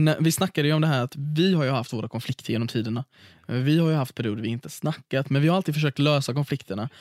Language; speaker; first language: Swedish; early bilingual, other home language; Arabic